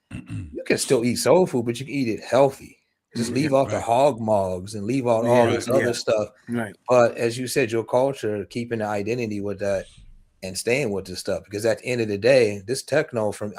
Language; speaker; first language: English; native; English